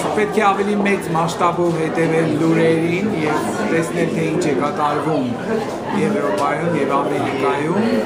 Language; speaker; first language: Armenian; native; Armenian